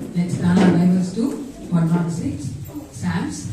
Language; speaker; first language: English; non-native, local second language; Kannada